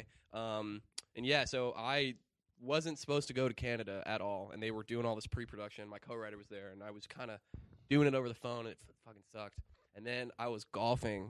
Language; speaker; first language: English; native; English